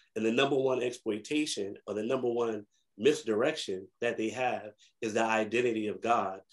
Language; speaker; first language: English; native; English